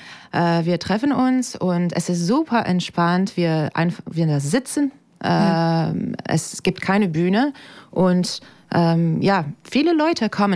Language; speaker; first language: German; non-native, fluent; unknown